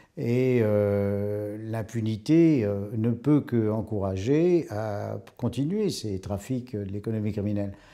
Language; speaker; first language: French; native; French